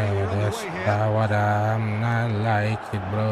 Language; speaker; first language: English; non-native, learner; Indonesian